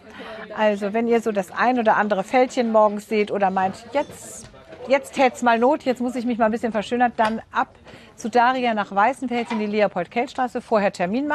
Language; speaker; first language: German; native; German